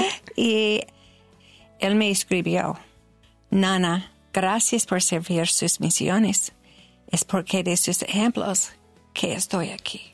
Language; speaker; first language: Spanish; non-native, learner; English